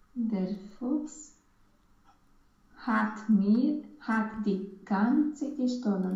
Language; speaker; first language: German; non-native, learner; Romanian